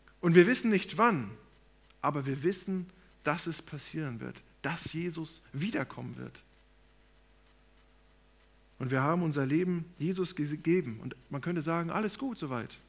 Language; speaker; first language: German; native; German